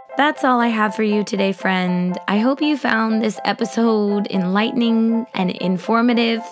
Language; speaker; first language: English; native; English